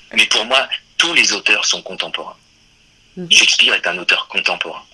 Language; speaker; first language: French; native; French